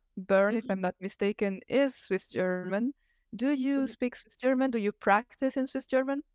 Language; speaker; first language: English; non-native, fluent; Italian